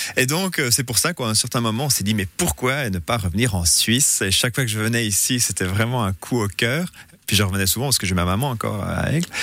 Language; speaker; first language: French; native; French